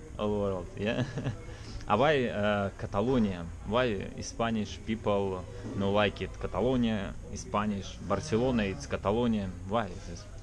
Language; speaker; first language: English; non-native, learner; Russian